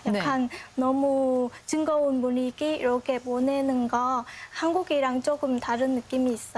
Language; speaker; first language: Korean; non-native, fluent; Vietnamese